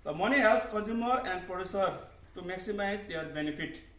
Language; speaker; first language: English; non-native, local second language; Nepali